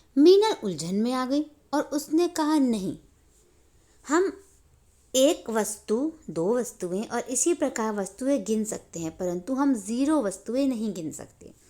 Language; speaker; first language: Hindi; native; Hindi